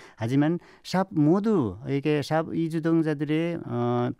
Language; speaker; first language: Korean; non-native, learner; Nepali